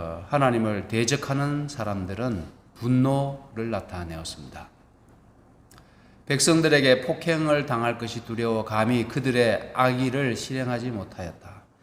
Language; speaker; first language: Korean; native; Korean